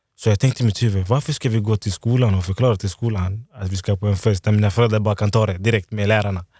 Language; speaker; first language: Swedish; early bilingual, other home language; Lingala